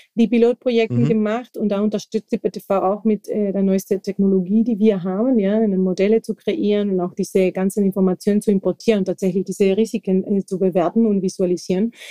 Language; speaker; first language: German; non-native, fluent; Spanish